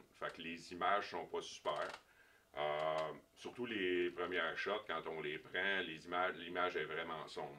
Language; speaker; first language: French; native; French